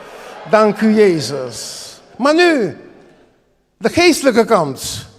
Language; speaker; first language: Dutch; non-native, local second language; Papiamento